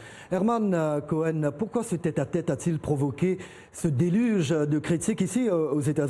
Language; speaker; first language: French; native; French